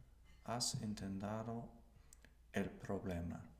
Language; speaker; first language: Spanish; non-native, learner; English